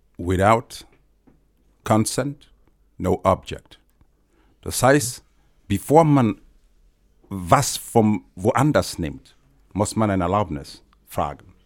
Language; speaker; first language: German; non-native, fluent; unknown